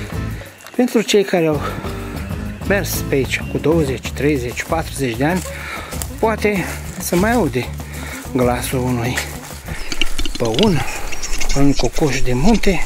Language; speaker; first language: Romanian; native; Romanian